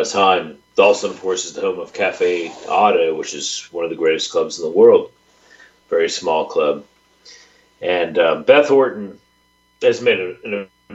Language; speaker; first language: English; native; English